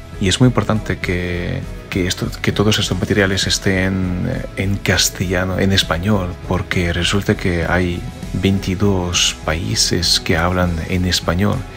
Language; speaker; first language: Spanish; non-native, fluent; Ukrainian